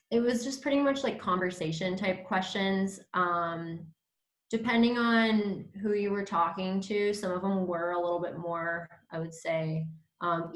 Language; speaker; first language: English; native; English